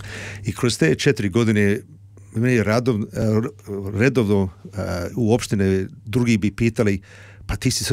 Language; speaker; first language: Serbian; early bilingual, heritage; Serbian